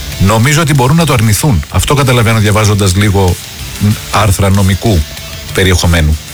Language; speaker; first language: Greek; native; Greek